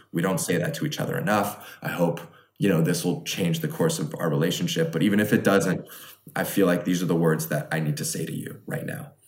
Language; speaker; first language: English; early bilingual, other home language; Chinese